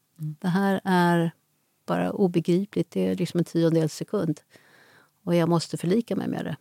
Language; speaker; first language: Swedish; native; Swedish